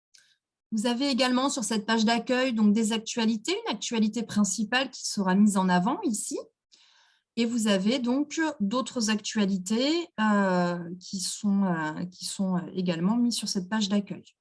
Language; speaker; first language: French; native; French